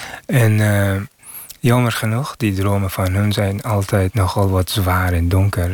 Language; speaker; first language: Dutch; non-native, fluent; Persian